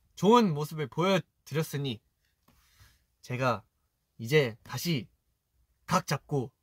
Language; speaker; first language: Korean; early bilingual, heritage; Korean